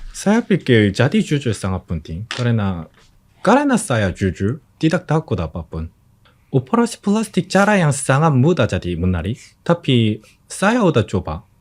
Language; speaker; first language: Indonesian; non-native, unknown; Korean